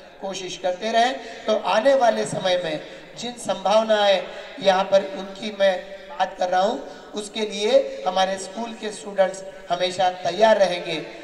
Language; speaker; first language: Hindi; native; Hindi